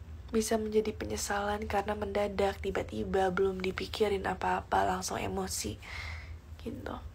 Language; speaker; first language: Indonesian; early bilingual, heritage; Indonesian